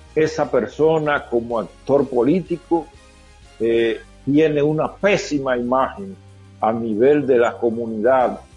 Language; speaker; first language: Spanish; native; Spanish